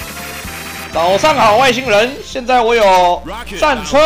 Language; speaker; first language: Chinese; native; Chinese